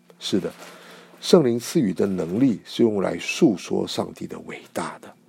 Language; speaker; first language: Chinese; native; Chinese